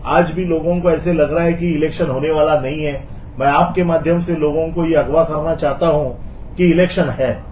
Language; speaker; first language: Hindi; non-native, local second language; Marathi